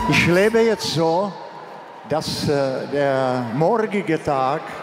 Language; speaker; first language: German; non-native, fluent; Czech